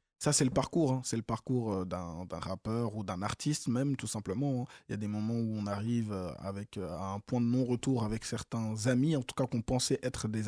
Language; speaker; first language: French; native; French